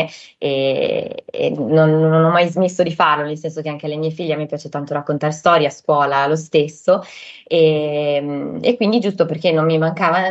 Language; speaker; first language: Italian; native; Italian